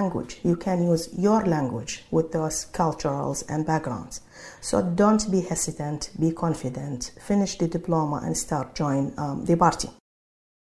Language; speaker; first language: English; non-native, fluent; Arabic